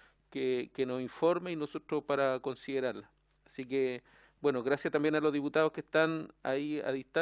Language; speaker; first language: Spanish; native; Spanish